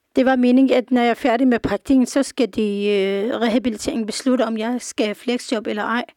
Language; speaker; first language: Danish; non-native, fluent; Arabic